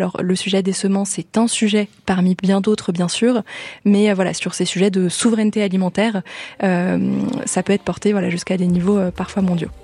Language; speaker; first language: French; native; French